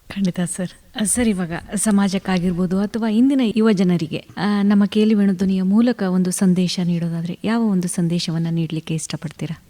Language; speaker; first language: Kannada; native; Kannada